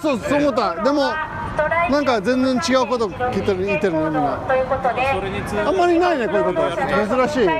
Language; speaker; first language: Japanese; non-native, learner; English